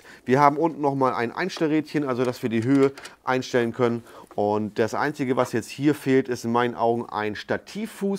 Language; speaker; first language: German; native; German